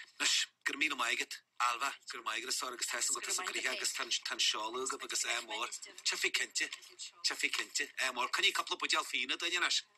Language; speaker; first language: Irish; native; Irish